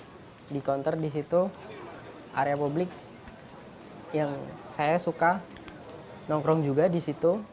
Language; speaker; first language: Indonesian; non-native, local second language; Javanese